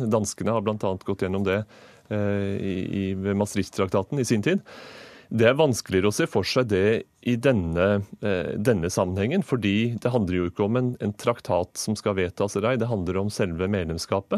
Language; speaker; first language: Norwegian; native; Norwegian